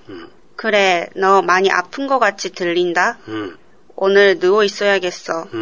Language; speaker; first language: Korean; non-native, learner; Japanese